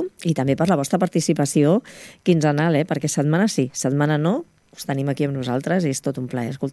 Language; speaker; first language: Catalan; native; Catalan